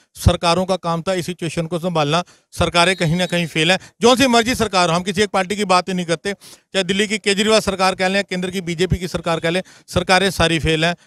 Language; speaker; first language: Hindi; non-native, local second language; Punjabi